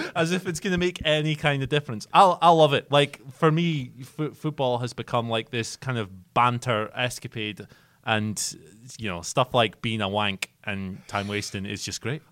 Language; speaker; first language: English; native; English